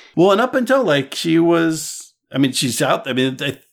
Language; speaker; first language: English; native; English